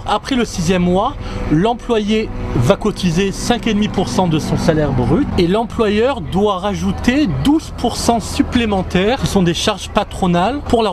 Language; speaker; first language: French; native; French